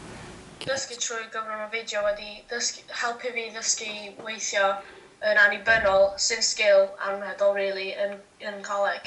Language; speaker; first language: Welsh; native; Welsh